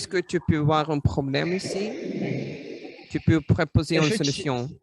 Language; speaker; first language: French; non-native, learner; Russian